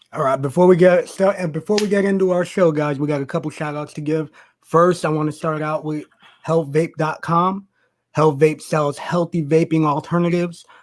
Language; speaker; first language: English; native; English